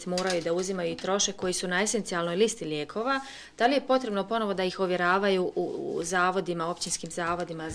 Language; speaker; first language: Serbian; native; Serbian